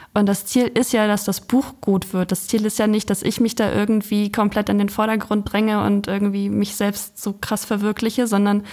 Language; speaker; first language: German; native; German